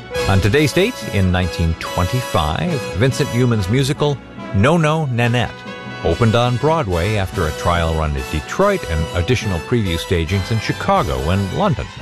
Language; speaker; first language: English; native; English